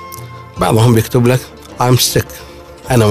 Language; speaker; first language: Arabic; native; Arabic